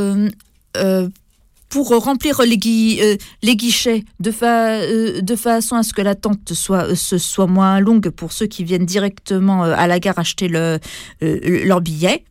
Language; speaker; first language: French; native; French